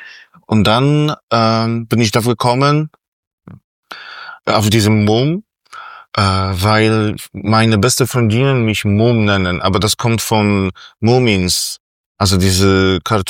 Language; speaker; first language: German; non-native, fluent; Polish